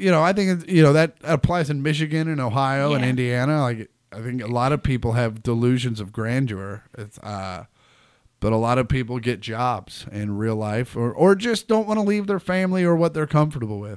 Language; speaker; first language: English; native; English